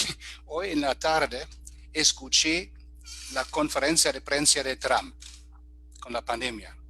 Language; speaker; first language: Spanish; non-native, fluent; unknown